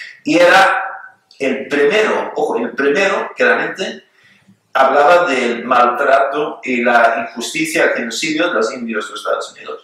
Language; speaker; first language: Spanish; non-native, fluent; Swedish